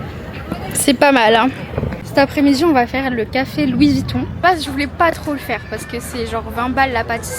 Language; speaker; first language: French; native; French